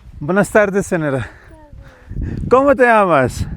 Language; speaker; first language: Spanish; non-native, learner; Hindi